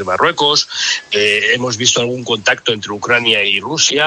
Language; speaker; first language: Spanish; native; Spanish